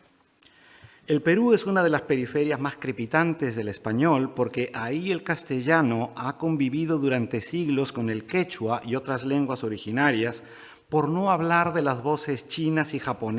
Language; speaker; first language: Spanish; native; Spanish